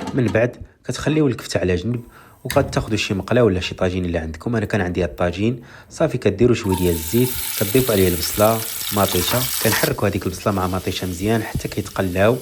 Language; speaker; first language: Arabic; native; Arabic